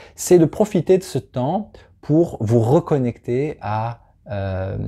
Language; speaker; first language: French; native; French